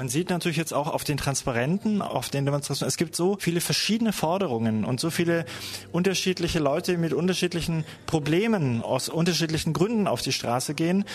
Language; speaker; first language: German; native; German